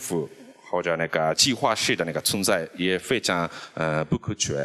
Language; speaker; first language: Chinese; non-native, fluent; Japanese